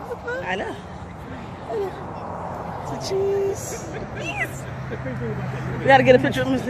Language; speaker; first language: English; native; English